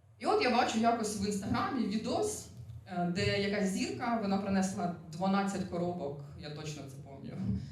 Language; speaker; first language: Ukrainian; non-native, local second language; Russian